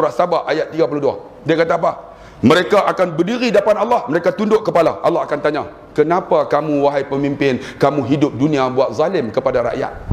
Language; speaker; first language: Malay; native; Malay